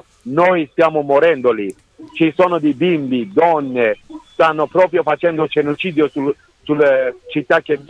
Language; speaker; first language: Italian; non-native, learner; Kurdish